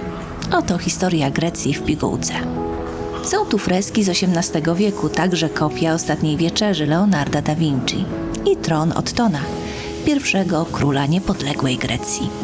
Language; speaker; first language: Polish; native; Polish